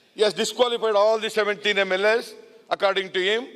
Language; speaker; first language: English; non-native, local second language; Kannada